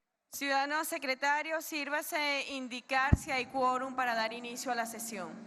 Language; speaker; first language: Spanish; native; Spanish